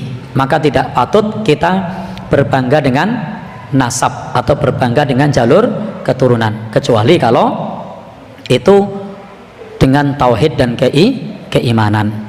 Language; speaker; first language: Indonesian; native; Indonesian